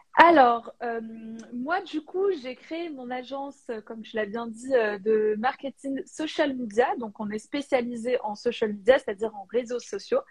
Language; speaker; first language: French; non-native, local second language; Arabic